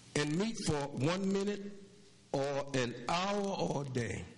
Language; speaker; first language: English; native; English